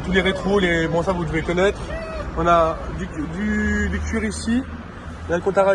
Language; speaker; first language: French; native; French